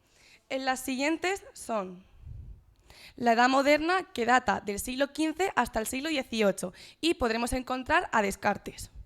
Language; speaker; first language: Spanish; native; Spanish